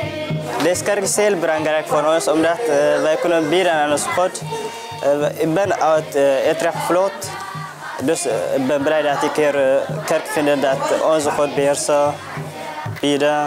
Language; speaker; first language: Dutch; non-native, learner; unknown